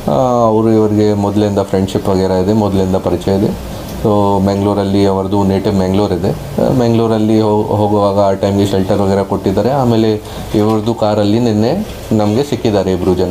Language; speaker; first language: Kannada; non-native, fluent; Hindi